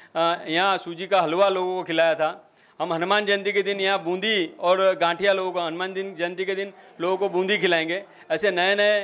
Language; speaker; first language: Hindi; native; Hindi